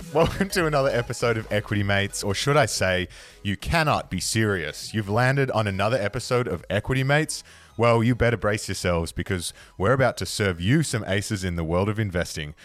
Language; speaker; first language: English; native; English